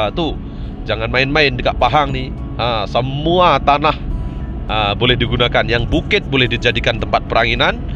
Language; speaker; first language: Indonesian; native; Indonesian